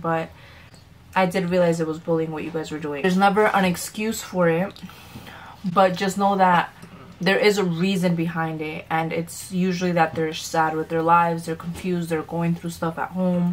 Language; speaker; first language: English; early bilingual, other home language; Spanish